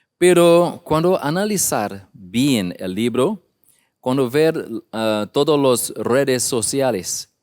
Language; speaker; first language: Spanish; non-native, learner; English